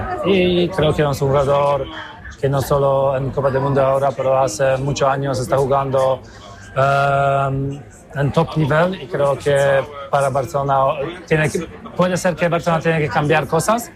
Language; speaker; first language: Spanish; non-native, learner; Polish